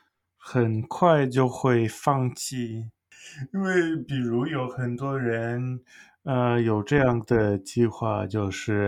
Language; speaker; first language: Chinese; non-native, fluent; English